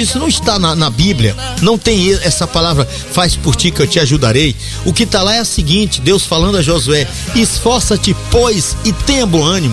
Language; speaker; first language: Portuguese; native; Portuguese